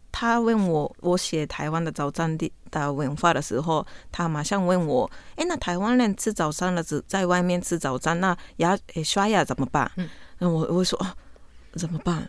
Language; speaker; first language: Chinese; non-native, fluent; Japanese